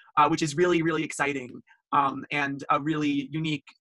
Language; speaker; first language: English; native; English